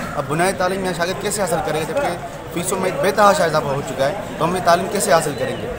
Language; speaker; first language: Urdu; non-native, local second language; Sindhi